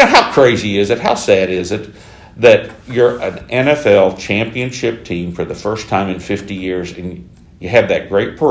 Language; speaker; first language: English; native; English